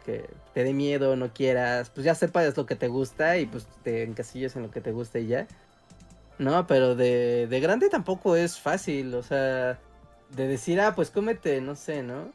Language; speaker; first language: Spanish; native; Spanish